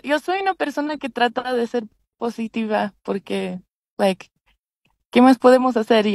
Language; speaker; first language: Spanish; early bilingual, heritage; Spanish